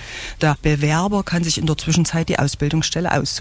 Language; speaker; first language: German; native; German